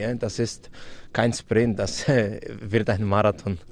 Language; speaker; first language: German; non-native, fluent; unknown